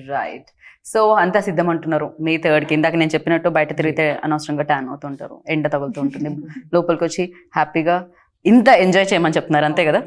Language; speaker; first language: Telugu; native; Telugu